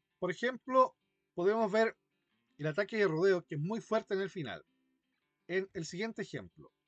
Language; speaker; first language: Spanish; native; Spanish